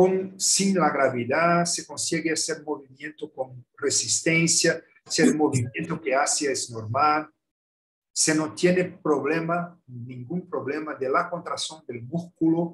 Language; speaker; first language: Spanish; non-native, learner; Portuguese